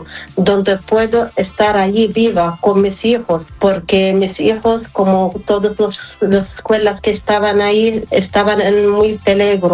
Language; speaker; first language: Spanish; non-native, learner; Arabic